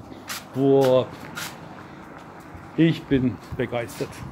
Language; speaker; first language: German; early bilingual, other home language; Turkish